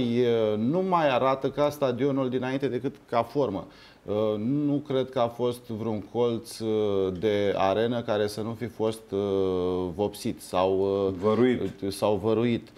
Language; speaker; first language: Romanian; native; Romanian